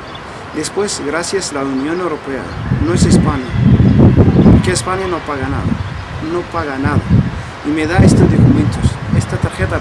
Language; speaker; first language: Spanish; non-native, learner; Arabic